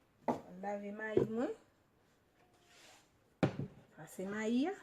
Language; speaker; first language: French; non-native, local second language; Haitian Creole